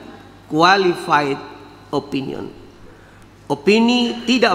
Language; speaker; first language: Indonesian; native; Indonesian